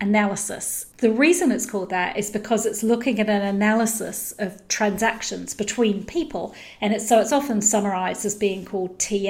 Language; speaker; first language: English; native; English